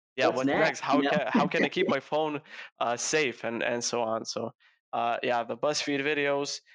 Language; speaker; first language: English; non-native, fluent; Lithuanian